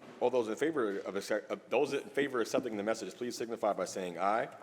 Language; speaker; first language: English; native; English